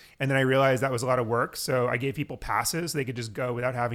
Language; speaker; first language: English; native; English